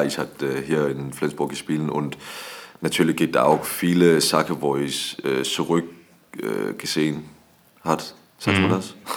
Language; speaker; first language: German; non-native, learner; Danish